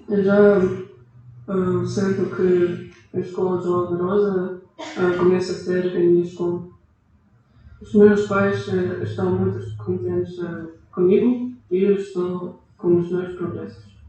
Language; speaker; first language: Portuguese; non-native, learner; Ukrainian